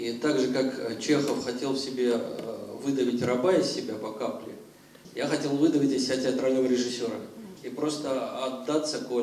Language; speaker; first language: Russian; native; Russian